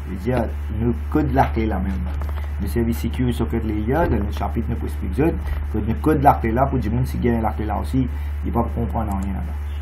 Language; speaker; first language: French; non-native, local second language; Morisyen